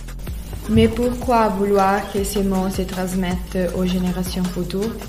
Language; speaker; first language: French; non-native, fluent; Italian